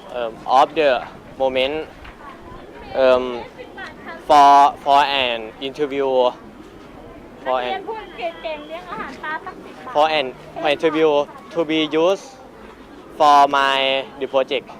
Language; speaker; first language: English; non-native, learner; Thai